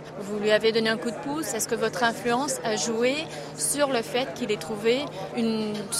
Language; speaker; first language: French; native; French